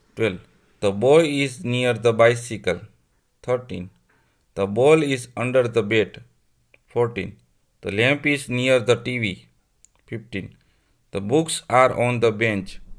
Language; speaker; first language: English; non-native, local second language; Gujarati